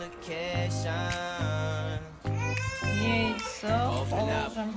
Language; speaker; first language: Russian; non-native, learner; Tajik